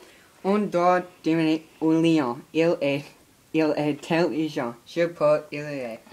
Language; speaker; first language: French; non-native, learner; English